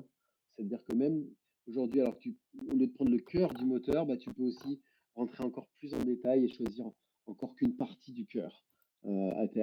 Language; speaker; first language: French; native; French